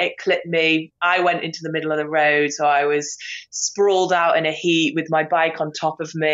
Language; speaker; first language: English; native; English